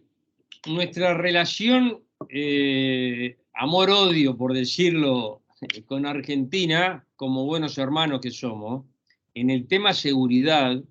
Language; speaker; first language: Spanish; native; Spanish